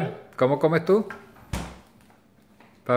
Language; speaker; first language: Spanish; native; Spanish